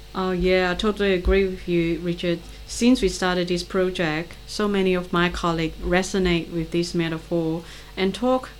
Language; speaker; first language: English; non-native, local second language; Cantonese